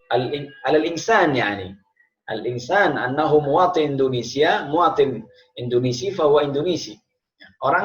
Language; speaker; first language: Arabic; non-native, fluent; Indonesian